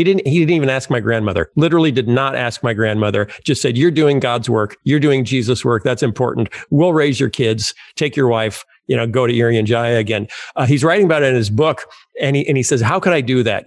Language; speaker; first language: English; native; English